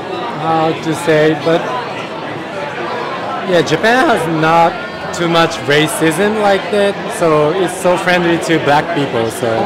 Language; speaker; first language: English; non-native, learner; Japanese